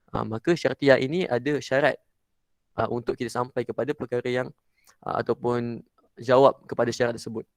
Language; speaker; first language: Malay; native; Malay